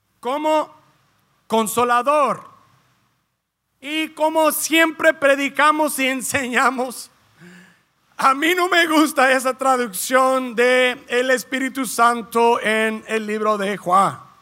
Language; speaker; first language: Spanish; early bilingual, heritage; Spanish